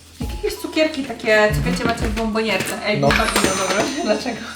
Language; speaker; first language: Polish; native; Polish